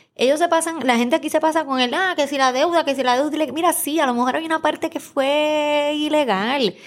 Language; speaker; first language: Spanish; native; Spanish